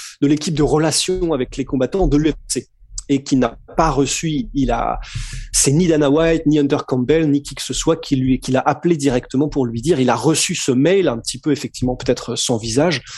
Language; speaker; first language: French; native; French